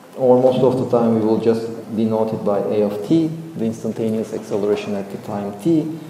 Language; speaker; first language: English; non-native, fluent; Turkish